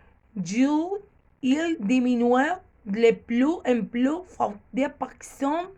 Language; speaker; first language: French; non-native, learner; Spanish